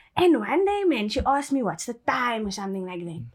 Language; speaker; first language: English; native; English